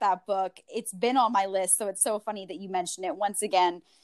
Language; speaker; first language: English; native; English